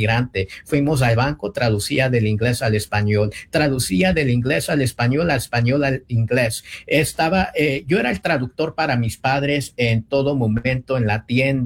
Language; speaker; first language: Spanish; early bilingual, heritage; Spanish